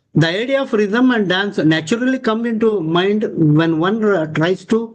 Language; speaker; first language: English; non-native, local second language; Kannada